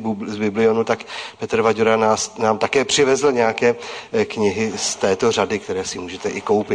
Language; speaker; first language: Czech; native; Czech